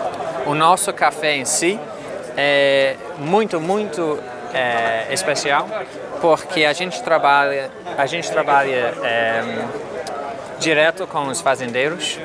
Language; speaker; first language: Portuguese; non-native, fluent; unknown